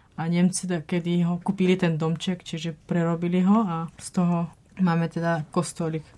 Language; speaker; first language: Slovak; non-native, fluent; Russian